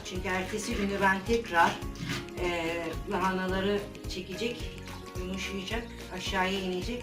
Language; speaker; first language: Turkish; native; Turkish